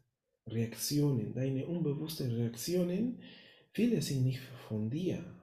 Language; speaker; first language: German; non-native, fluent; Spanish